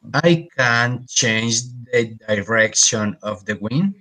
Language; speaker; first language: English; non-native, learner; Spanish